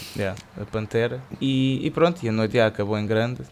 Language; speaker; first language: Portuguese; native; Portuguese